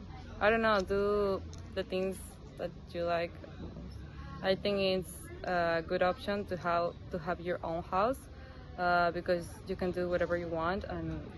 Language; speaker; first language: English; non-native, fluent; Spanish